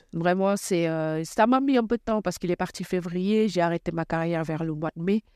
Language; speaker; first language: French; non-native, local second language; Wolof